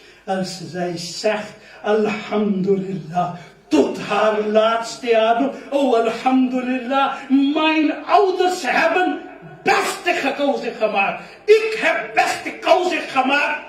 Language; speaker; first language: Dutch; non-native, learner; Urdu